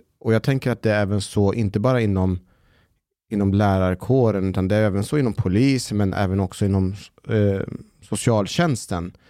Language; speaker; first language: Swedish; native; Swedish